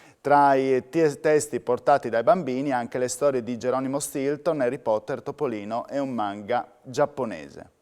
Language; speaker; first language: Italian; native; Italian